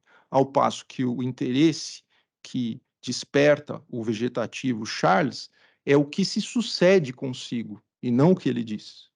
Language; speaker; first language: Portuguese; native; Portuguese